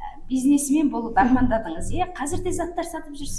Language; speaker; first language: Kazakh; native; Kazakh